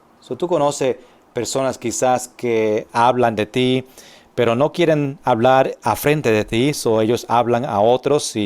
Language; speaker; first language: Spanish; non-native, fluent; English